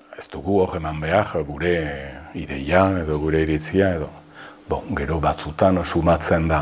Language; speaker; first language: Basque; native; Basque